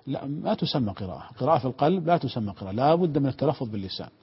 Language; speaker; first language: Arabic; native; Arabic